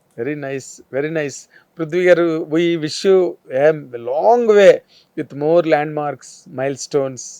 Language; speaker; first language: Telugu; native; Telugu